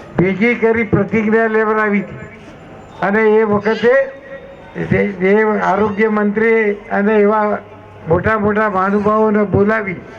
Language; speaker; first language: Gujarati; native; Gujarati